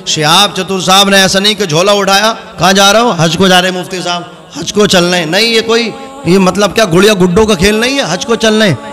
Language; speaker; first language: Hindi; native; Hindi